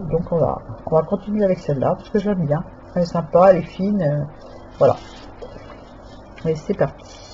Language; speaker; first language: French; native; French